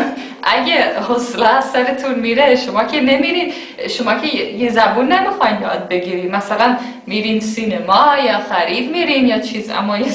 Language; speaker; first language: Persian; non-native, fluent; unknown